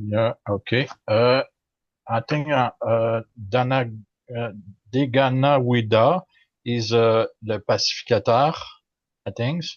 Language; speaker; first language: English; non-native, learner; French